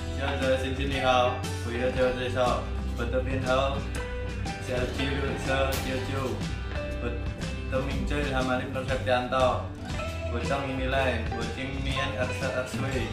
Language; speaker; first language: Chinese; non-native, learner; Indonesian